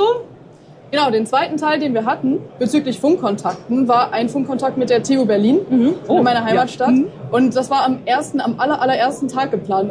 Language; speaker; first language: German; native; German